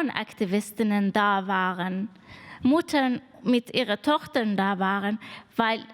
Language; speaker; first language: German; non-native, fluent; Persian